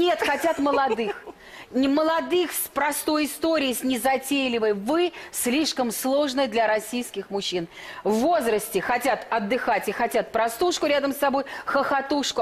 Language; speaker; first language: Russian; native; Russian